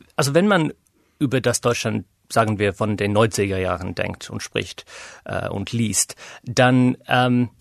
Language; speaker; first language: German; non-native, fluent; English